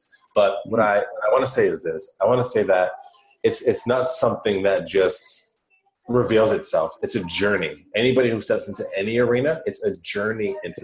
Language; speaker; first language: English; native; English